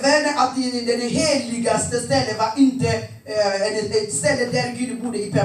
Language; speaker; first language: Swedish; non-native, fluent; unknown